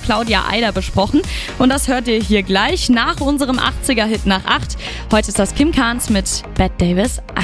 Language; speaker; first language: German; native; German